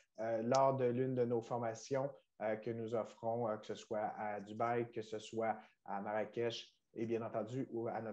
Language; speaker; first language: French; native; French